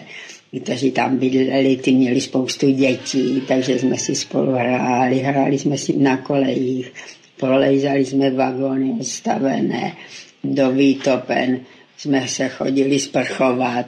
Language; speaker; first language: Czech; native; Czech